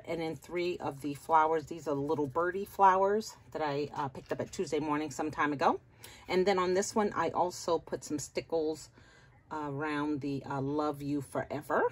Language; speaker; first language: English; native; English